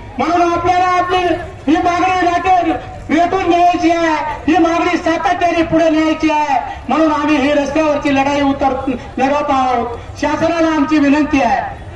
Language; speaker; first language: Marathi; non-native, local second language; Lambadi